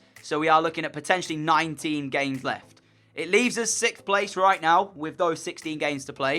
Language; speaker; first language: English; native; English